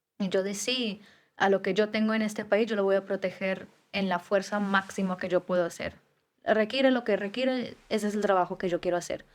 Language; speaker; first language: Spanish; early bilingual, heritage; Spanish